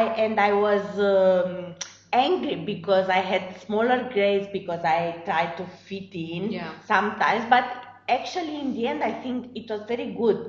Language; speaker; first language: English; non-native, fluent; Romanian